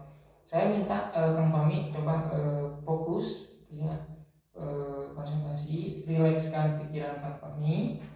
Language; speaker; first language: Indonesian; native; Indonesian